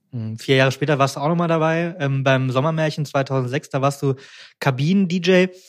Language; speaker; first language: German; native; German